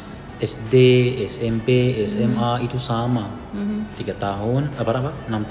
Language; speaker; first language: Indonesian; non-native, fluent; Arabic